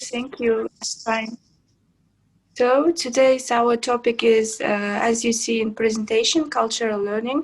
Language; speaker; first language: English; non-native, fluent; Kazakh